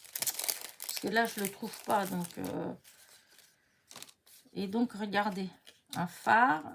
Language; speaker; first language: French; native; French